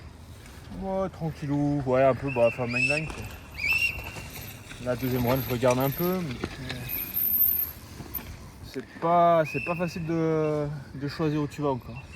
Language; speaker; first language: French; native; French